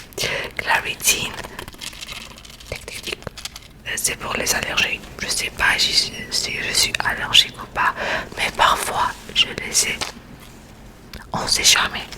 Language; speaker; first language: French; non-native, learner; Spanish